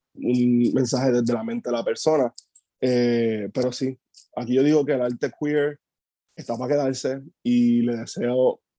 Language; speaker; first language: Spanish; native; Spanish